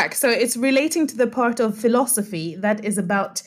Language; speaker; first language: English; non-native, local second language; Nyanja